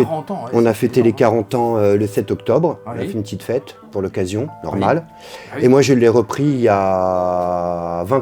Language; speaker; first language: French; native; French